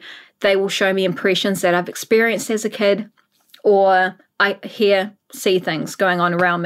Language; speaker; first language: English; native; English